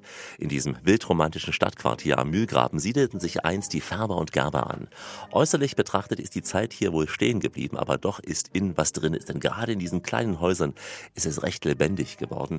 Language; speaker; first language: German; native; German